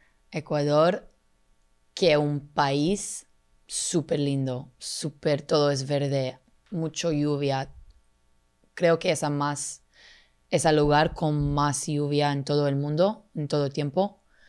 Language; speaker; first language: Spanish; non-native, learner; English